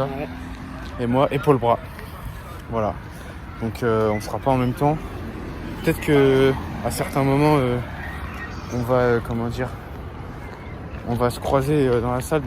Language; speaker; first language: French; native; French